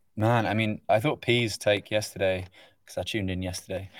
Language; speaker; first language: English; native; English